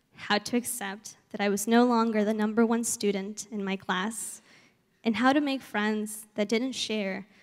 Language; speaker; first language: English; early bilingual, other home language; Spanish